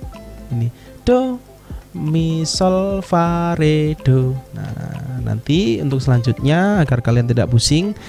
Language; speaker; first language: Indonesian; native; Indonesian